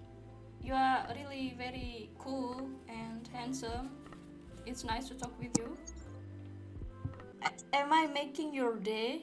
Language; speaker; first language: English; non-native, learner; Indonesian